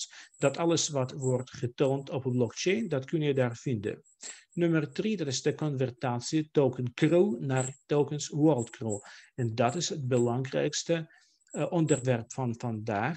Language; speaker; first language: Dutch; non-native, fluent; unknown